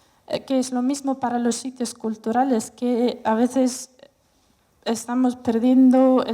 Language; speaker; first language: Spanish; non-native, fluent; Russian